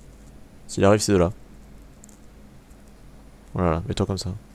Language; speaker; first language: French; native; French